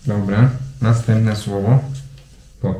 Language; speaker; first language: Polish; non-native, fluent; Turkish